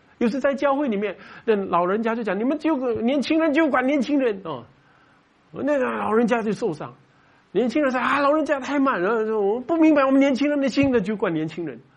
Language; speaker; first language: Chinese; native; Chinese